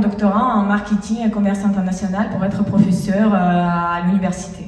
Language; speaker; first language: French; non-native, fluent; Russian